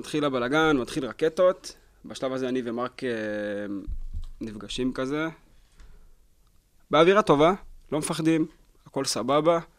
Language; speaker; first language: Hebrew; native; Hebrew